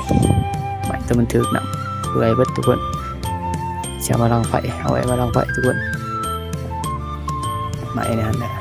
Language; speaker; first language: Thai; non-native, local second language; Northeastern Thai